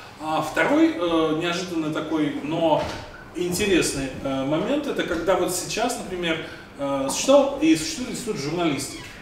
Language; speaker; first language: Russian; native; Russian